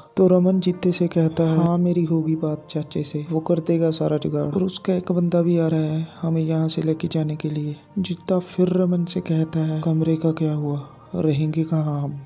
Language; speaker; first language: Hindi; non-native, local second language; Punjabi